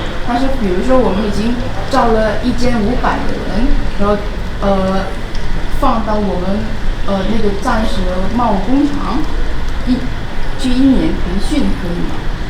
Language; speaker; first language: Chinese; non-native, fluent; Indonesian